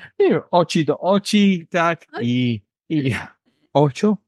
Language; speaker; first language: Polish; non-native, learner; English